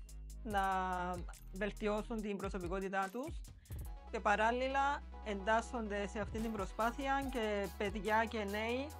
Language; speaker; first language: Greek; native; Greek